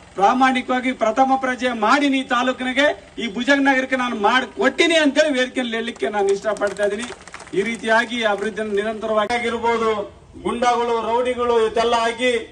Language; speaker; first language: Kannada; native; Kannada